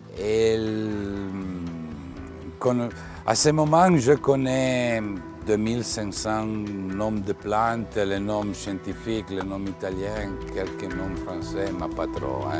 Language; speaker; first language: French; non-native, fluent; Italian